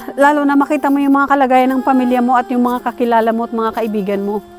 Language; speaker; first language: Filipino; non-native, local second language; Bikol